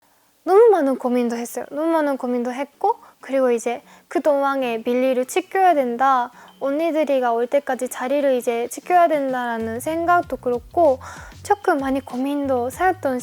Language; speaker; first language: Korean; non-native, fluent; Japanese